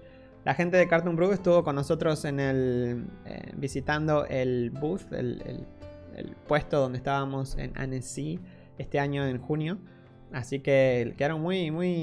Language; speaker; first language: Spanish; native; Spanish